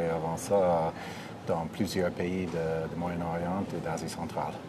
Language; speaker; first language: French; non-native, fluent; English